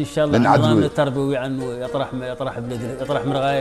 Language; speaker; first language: Arabic; native; Arabic